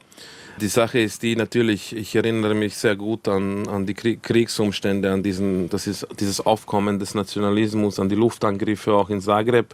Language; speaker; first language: German; early bilingual, other home language; Croatian